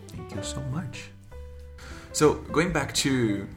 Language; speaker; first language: English; non-native, fluent; Portuguese